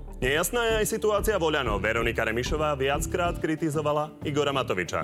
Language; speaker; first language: Slovak; native; Slovak